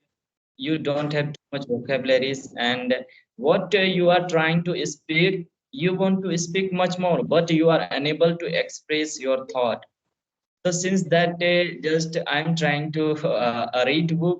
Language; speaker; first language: English; non-native, fluent; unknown